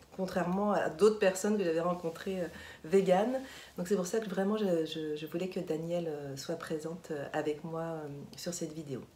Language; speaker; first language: French; native; French